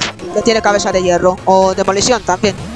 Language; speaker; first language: Spanish; native; Spanish